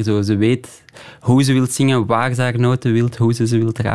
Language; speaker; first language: Dutch; native; Dutch